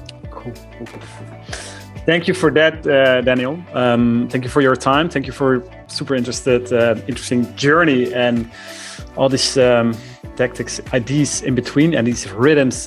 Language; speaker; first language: English; non-native, fluent; Dutch